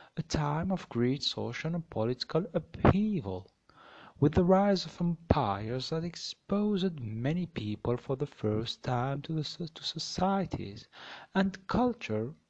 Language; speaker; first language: English; non-native, fluent; Arabic